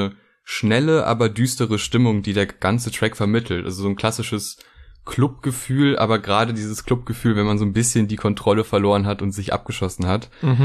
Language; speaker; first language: German; native; German